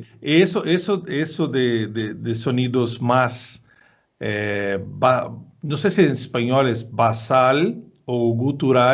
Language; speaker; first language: Spanish; non-native, fluent; Portuguese